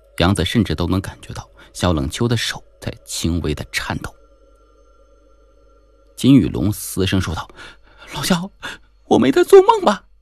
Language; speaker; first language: Chinese; native; Chinese